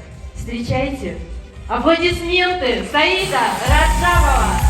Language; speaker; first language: Russian; native; Russian